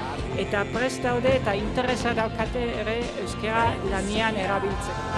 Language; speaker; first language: Basque; non-native, fluent; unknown